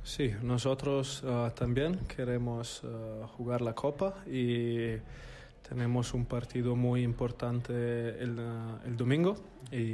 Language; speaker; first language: Spanish; non-native, learner; Italian